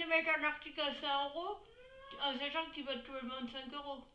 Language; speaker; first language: French; native; French